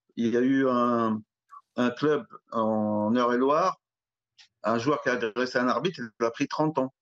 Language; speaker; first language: French; native; French